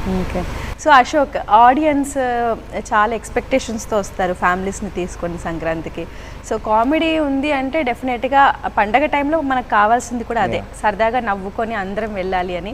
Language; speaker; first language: Telugu; native; Telugu